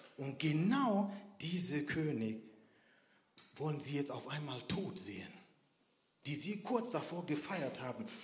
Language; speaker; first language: German; non-native, fluent; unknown